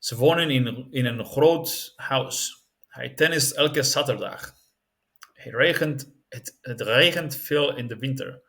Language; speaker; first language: Dutch; non-native, learner; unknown